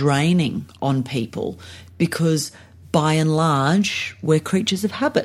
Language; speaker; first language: English; native; English